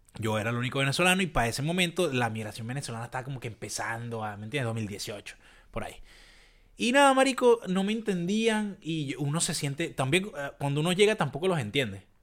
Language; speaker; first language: Spanish; native; Spanish